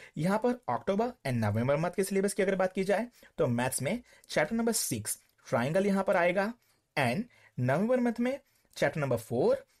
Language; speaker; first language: Hindi; non-native, local second language; Gujarati